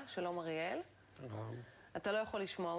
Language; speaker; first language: Hebrew; native; Hebrew